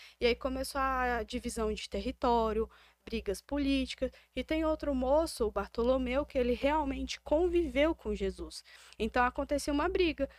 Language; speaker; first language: Portuguese; native; Portuguese